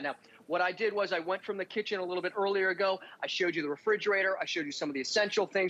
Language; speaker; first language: English; native; English